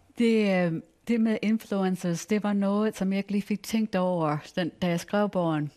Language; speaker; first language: Danish; non-native, fluent; English